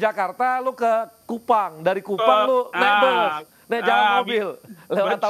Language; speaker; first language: Indonesian; native; Indonesian